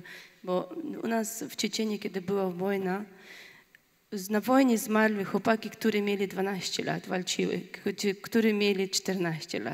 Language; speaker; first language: Polish; non-native, learner; Chechen